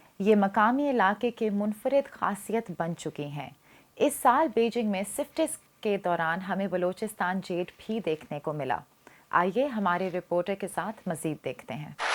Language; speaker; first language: Urdu; non-native, fluent; Chinese